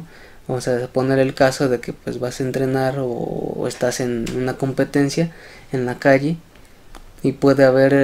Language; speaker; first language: Spanish; native; Spanish